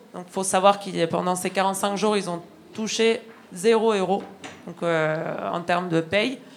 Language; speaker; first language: French; non-native, fluent; Spanish